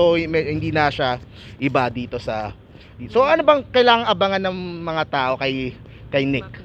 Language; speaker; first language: Filipino; native; Filipino